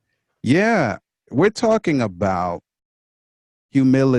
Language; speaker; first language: English; native; English